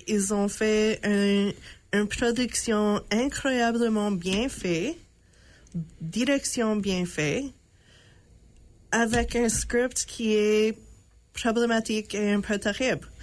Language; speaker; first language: French; non-native, local second language; English